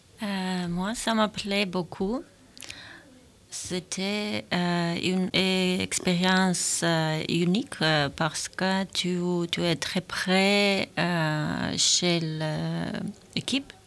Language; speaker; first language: French; non-native, learner; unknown